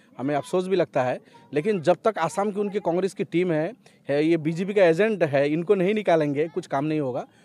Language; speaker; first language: Hindi; non-native, local second language; Bangla